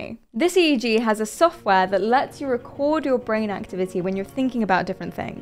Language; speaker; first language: English; native; English